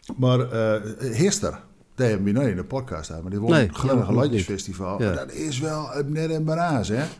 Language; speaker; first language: Dutch; non-native, local second language; Low German